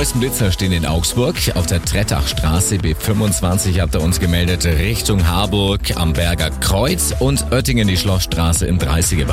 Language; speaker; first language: German; native; German